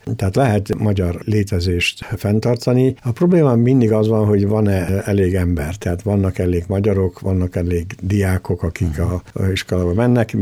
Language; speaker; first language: Hungarian; early bilingual, other home language; Spanish